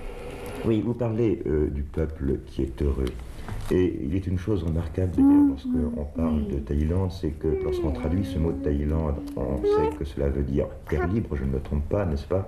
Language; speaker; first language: French; native; French